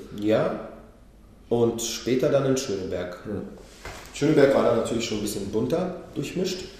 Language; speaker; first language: German; early bilingual, other home language; Hebrew